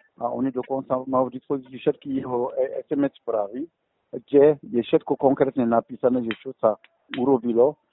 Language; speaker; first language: Slovak; non-native, fluent; Bambara